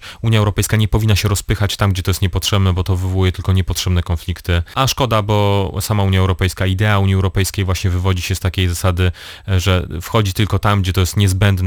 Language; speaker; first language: Polish; native; Polish